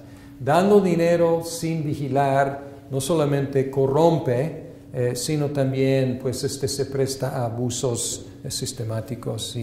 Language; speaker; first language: Spanish; non-native, fluent; English